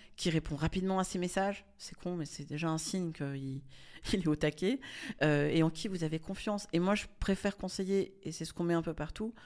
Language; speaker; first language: French; native; French